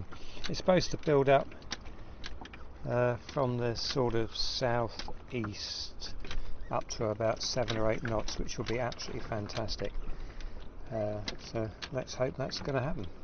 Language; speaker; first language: English; native; English